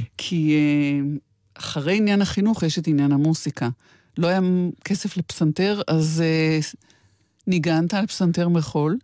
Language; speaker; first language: Hebrew; native; Hebrew